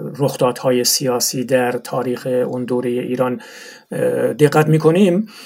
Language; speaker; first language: Persian; non-native, local second language; Turkmen